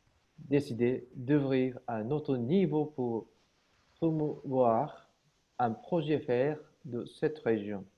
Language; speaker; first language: French; non-native, learner; Japanese